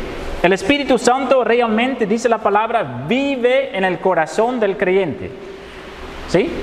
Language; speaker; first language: Spanish; non-native, fluent; Dutch